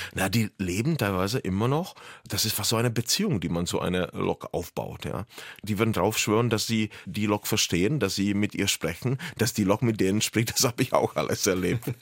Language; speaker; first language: German; non-native, fluent; Czech